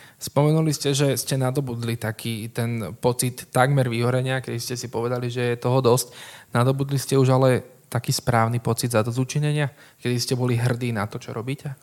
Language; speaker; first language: Slovak; native; Slovak